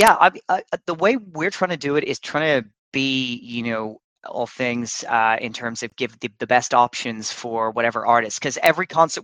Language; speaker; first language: English; native; English